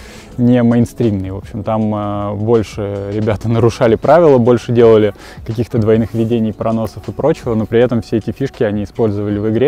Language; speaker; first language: Russian; native; Russian